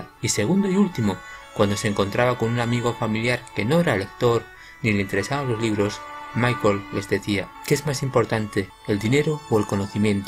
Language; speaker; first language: Spanish; native; Spanish